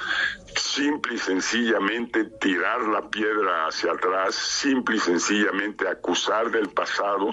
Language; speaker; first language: Spanish; native; Spanish